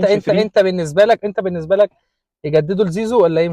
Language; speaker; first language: Arabic; native; Arabic